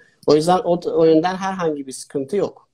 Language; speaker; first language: Turkish; non-native, fluent; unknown